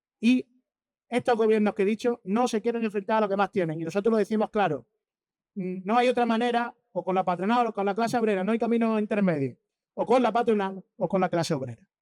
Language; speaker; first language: Spanish; native; Spanish